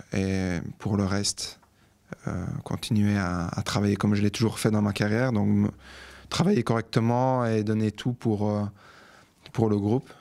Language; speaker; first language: French; native; French